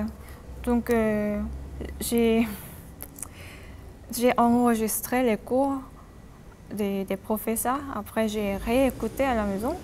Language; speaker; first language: French; non-native, fluent; Korean